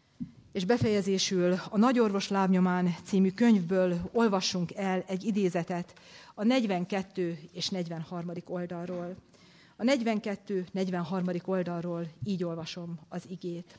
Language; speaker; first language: Hungarian; native; Hungarian